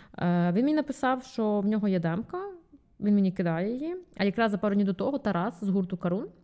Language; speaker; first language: Ukrainian; non-native, local second language; Russian